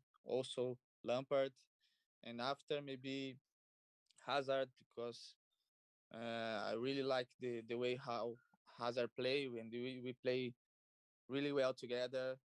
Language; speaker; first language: English; non-native, learner; Portuguese